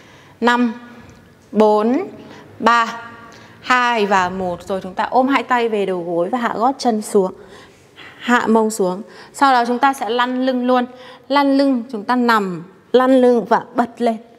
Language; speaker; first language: Vietnamese; native; Vietnamese